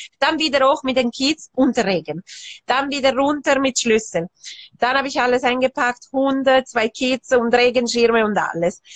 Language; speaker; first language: German; non-native, local second language; Italian